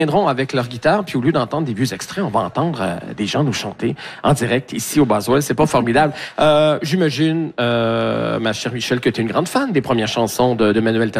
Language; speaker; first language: French; native; French